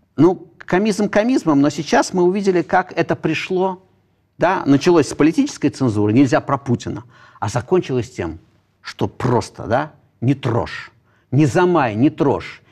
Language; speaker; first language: Russian; native; Russian